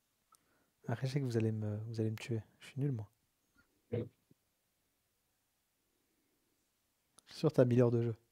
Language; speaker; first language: French; native; French